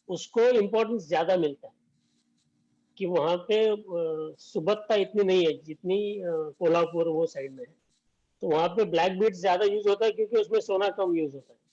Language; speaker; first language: Hindi; non-native, local second language; Marathi